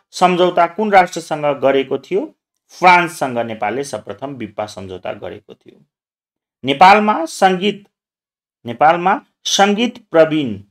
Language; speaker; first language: Nepali; non-native, local second language; Maithili